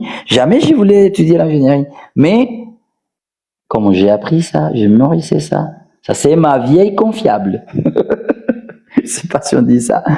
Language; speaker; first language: French; non-native, fluent; Spanish